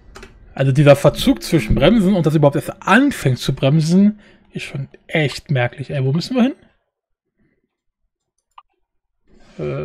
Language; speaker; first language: German; native; German